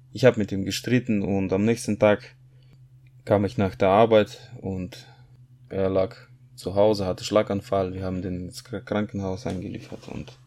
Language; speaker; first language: German; non-native, fluent; Russian